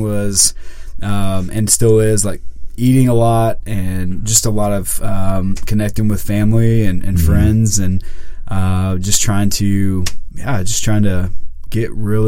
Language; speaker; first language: English; native; English